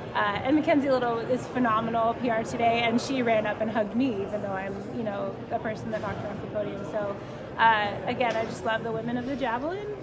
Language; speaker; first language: English; native; English